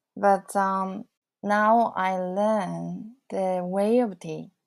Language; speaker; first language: English; non-native, fluent; Japanese